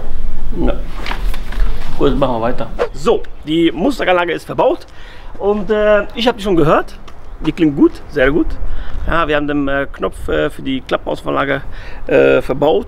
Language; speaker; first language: German; native; German